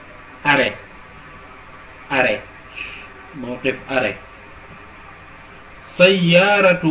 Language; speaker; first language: Arabic; non-native, fluent; Wolof